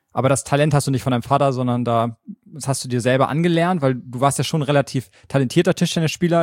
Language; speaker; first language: German; native; German